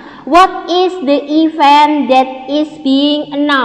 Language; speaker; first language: English; non-native, learner; Indonesian